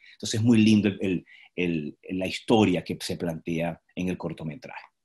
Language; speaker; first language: Spanish; native; Spanish